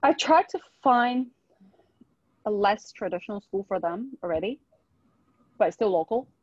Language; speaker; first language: English; non-native, local second language; Chinese